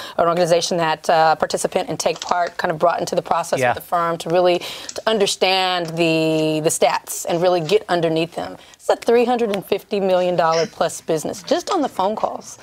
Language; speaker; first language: English; native; English